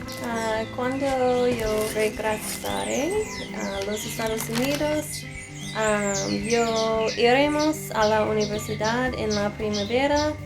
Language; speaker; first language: Spanish; non-native, learner; English